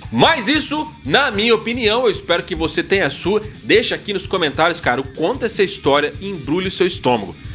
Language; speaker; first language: Portuguese; native; Portuguese